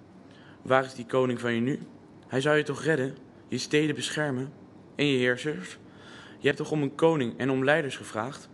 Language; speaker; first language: Dutch; native; Dutch